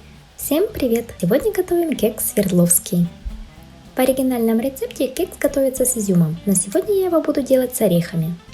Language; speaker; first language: Russian; native; Russian